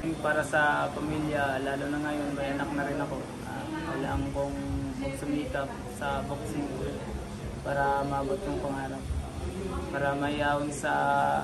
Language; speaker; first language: Filipino; non-native, local second language; Cebuano